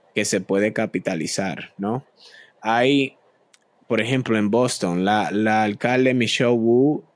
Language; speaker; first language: Spanish; native; Spanish